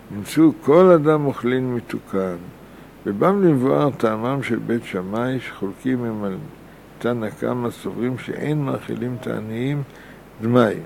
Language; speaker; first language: Hebrew; native; Hebrew